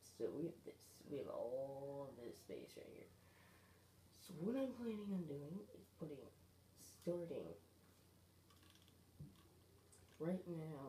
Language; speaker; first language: English; native; English